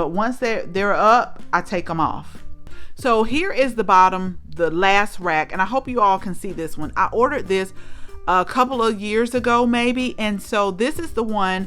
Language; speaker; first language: English; native; English